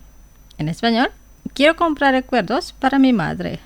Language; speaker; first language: Spanish; non-native, fluent; Indonesian